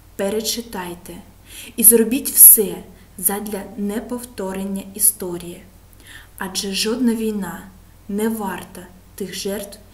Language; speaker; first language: Ukrainian; non-native, local second language; Russian